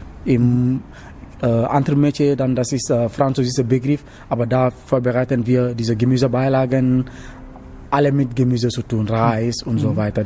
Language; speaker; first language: German; non-native, learner; Wolof